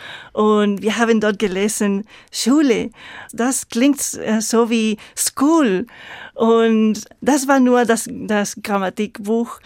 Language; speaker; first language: German; non-native, fluent; Spanish